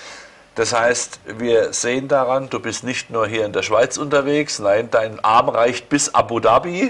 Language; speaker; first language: German; native; German